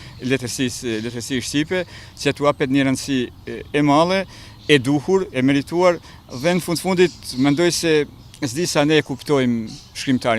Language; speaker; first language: Albanian; native; Albanian